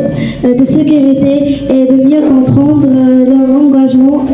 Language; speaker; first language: French; non-native, learner; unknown